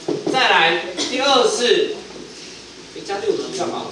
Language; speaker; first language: Chinese; native; Chinese